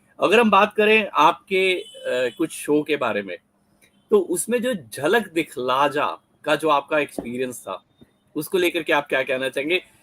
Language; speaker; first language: Hindi; native; Hindi